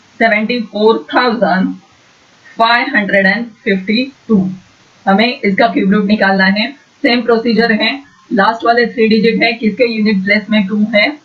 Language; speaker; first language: Hindi; non-native, local second language; Marathi